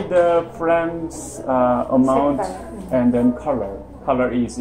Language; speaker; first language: English; non-native, learner; Filipino